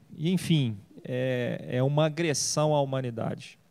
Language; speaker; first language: Portuguese; native; Portuguese